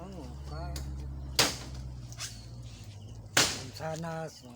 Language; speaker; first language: Filipino; non-native, local second language; Cebuano